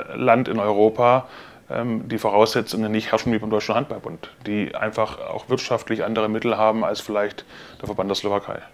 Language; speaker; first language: German; native; German